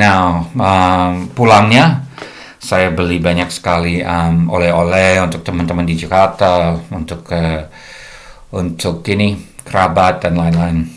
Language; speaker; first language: Indonesian; non-native, fluent; English